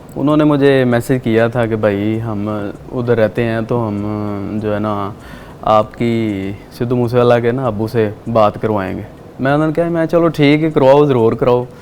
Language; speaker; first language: Urdu; non-native, local second language; Punjabi